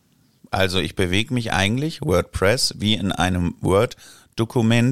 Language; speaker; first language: German; native; German